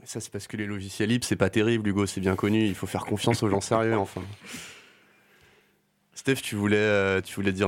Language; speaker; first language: French; native; French